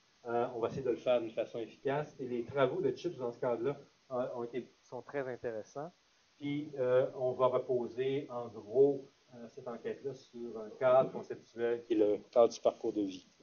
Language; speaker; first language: French; native; French